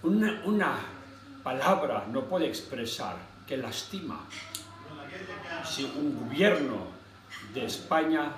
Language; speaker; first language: Spanish; non-native, learner; Tibetan